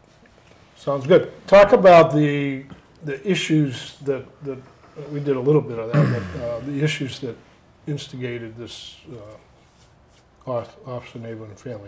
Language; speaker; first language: English; native; English